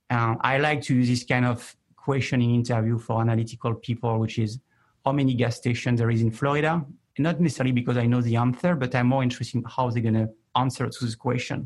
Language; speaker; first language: English; non-native, fluent; French